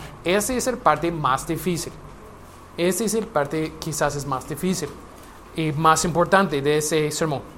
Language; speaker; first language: Spanish; non-native, learner; English